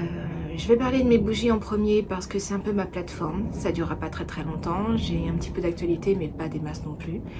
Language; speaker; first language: French; native; French